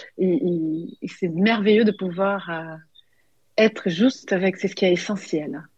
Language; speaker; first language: French; non-native, fluent; Portuguese